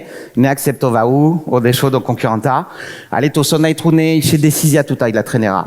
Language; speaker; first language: Polish; non-native, fluent; French